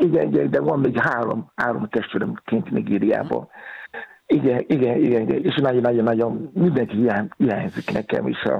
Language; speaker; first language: Hungarian; non-native, fluent; Yoruba